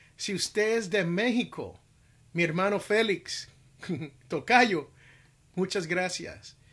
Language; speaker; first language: Spanish; native; Spanish